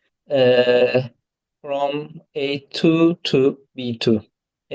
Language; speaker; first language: English; non-native, fluent; Turkish